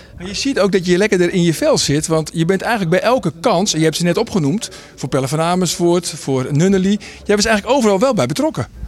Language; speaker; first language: Dutch; non-native, local second language; Western Frisian